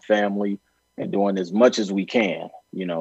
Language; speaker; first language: English; native; English